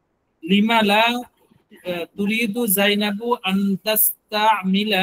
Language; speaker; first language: Arabic; non-native, learner; Bangla